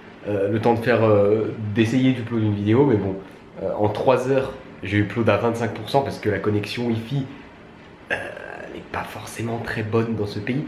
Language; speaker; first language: French; native; French